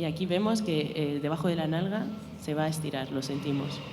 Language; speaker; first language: Spanish; native; Spanish